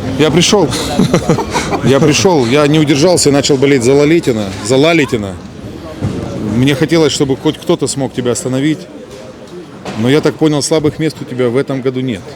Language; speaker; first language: Russian; native; Russian